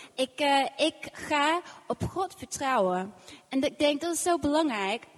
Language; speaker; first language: Dutch; non-native, fluent; English